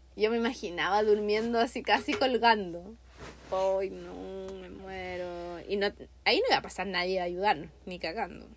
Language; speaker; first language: Spanish; native; Spanish